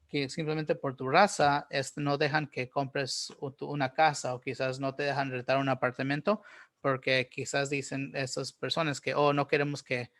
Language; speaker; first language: Spanish; early bilingual, heritage; Spanish